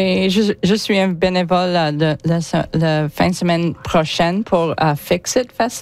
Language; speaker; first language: French; non-native, learner; English